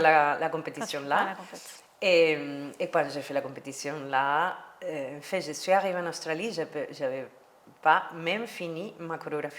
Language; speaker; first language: French; non-native, learner; Spanish